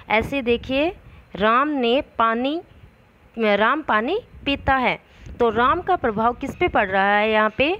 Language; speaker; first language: Hindi; native; Hindi